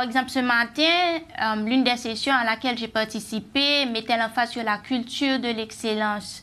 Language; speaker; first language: French; non-native, local second language; Haitian Creole